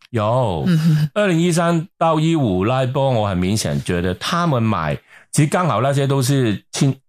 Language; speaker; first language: Chinese; non-native, local second language; Cantonese